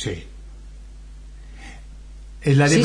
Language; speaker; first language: Spanish; non-native, fluent; English